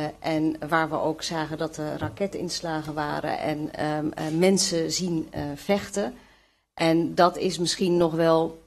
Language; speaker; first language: Dutch; early bilingual, other home language; Kurdish